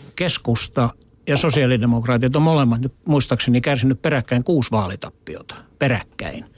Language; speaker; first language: Finnish; native; Finnish